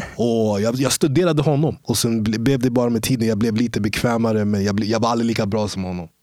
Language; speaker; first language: Swedish; early bilingual, other home language; English